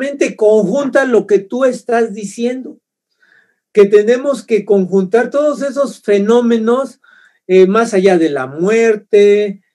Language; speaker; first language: Spanish; native; Spanish